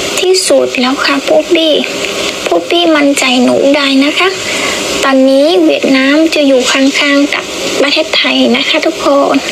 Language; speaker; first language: Thai; non-native, fluent; Vietnamese